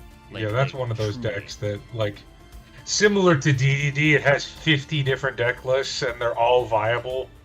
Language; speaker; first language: English; native; English